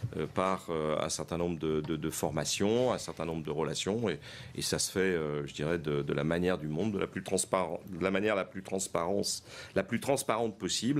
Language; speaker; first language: French; native; French